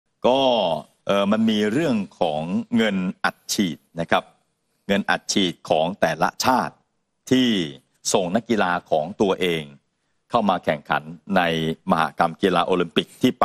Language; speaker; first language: Thai; native; Thai